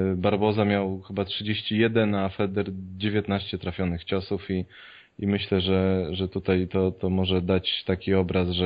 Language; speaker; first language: Polish; native; Polish